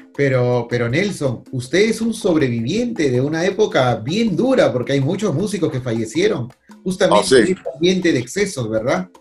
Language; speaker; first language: Spanish; native; Spanish